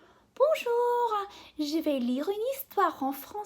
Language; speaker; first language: French; non-native, fluent; English